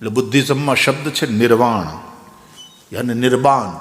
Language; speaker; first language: Hindi; non-native, local second language; Gujarati